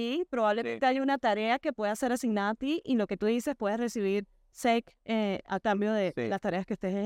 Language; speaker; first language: Spanish; native; Spanish